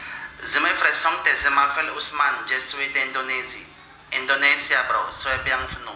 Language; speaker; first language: French; non-native, learner; Indonesian